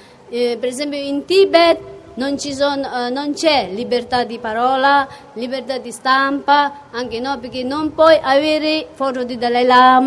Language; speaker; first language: Italian; non-native, fluent; Tibetan